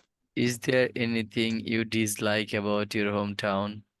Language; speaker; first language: English; non-native, fluent; Bangla